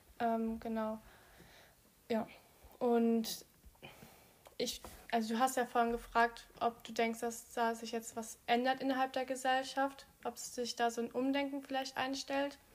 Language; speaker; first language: German; early bilingual, other home language; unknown